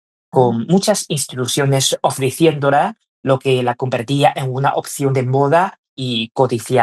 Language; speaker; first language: Spanish; non-native, fluent; Chinese